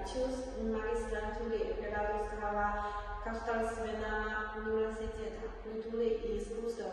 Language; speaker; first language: Russian; non-native, fluent; Chinese